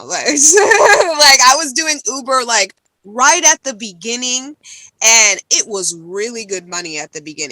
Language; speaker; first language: English; native; English